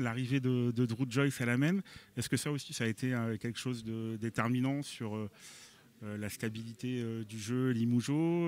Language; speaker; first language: French; native; French